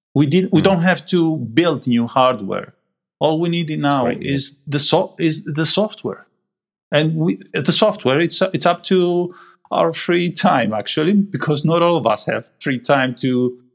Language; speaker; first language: English; non-native, fluent; Greek